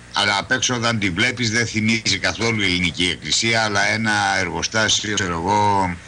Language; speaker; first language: Greek; native; Greek